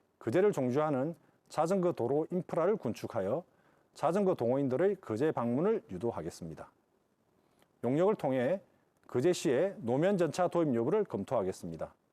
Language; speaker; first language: Korean; native; Korean